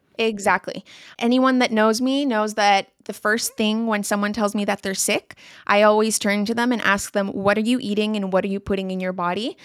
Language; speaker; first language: English; non-native, local second language; Spanish